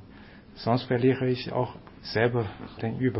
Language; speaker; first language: German; non-native, fluent; Chinese